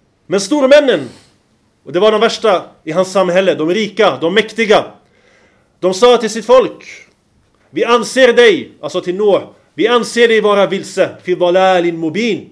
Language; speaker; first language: Swedish; non-native, fluent; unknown